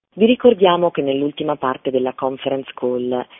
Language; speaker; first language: Italian; native; Italian